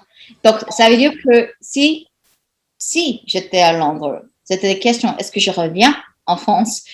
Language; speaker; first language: French; non-native, fluent; English